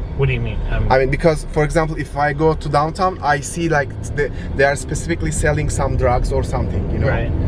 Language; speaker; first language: English; non-native, learner; Turkish